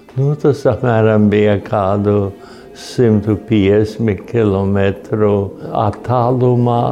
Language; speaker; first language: Latvian; native; Latvian